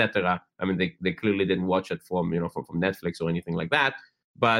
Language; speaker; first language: English; native; English